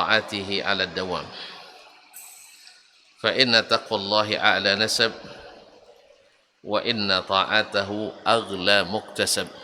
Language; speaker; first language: Arabic; non-native, fluent; Indonesian